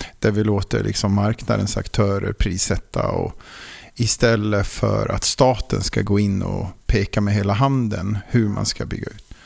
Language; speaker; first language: Swedish; native; Swedish